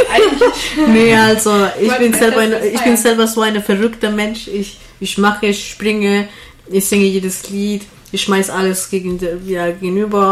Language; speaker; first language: German; non-native, fluent; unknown